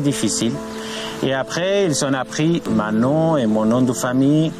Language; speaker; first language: French; non-native, learner; Arabic